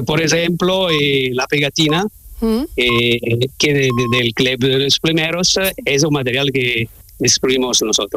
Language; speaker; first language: Spanish; non-native, learner; Italian